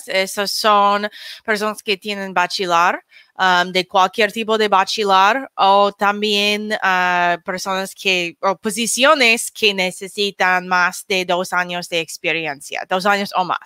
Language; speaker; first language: Spanish; non-native, learner; English